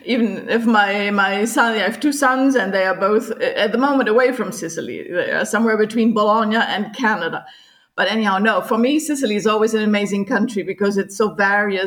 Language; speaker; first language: English; non-native, fluent; German